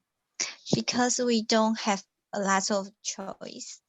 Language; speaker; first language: English; non-native, learner; Chinese